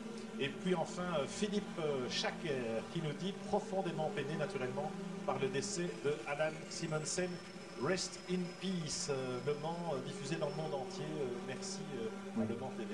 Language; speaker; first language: French; native; French